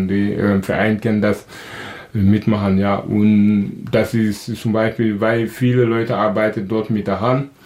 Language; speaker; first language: German; non-native, learner; Wolof